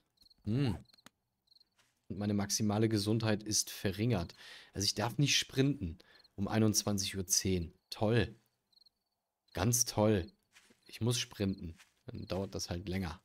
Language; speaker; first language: German; native; German